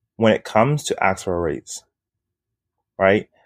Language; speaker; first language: English; native; English